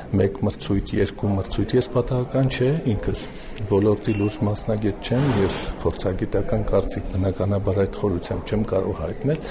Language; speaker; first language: Armenian; native; Armenian